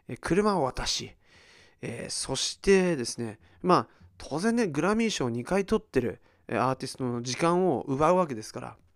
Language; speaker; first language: Japanese; early bilingual, heritage; Japanese